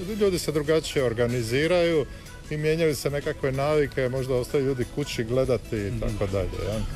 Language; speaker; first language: Croatian; native; Croatian